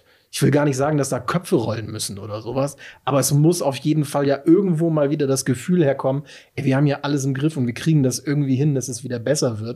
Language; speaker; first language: German; native; German